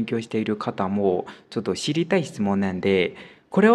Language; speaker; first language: Japanese; non-native, fluent; Burmese